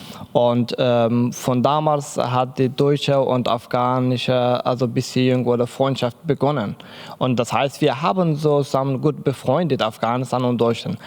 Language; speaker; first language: German; non-native, learner; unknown